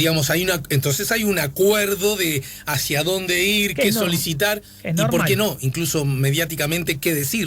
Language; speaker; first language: Spanish; native; Spanish